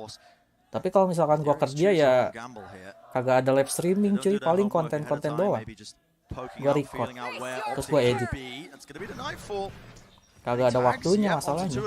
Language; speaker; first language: Indonesian; native; Indonesian